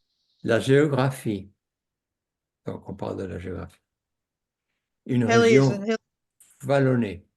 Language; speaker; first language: French; non-native, fluent; English